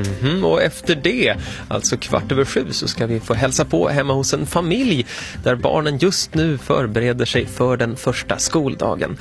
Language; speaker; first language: Swedish; native; Swedish